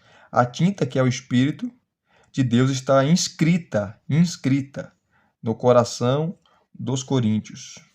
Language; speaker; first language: Portuguese; native; Portuguese